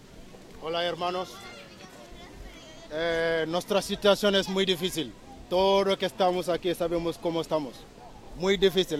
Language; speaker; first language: Spanish; non-native, learner; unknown